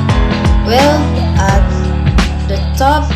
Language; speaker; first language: English; non-native, learner; Indonesian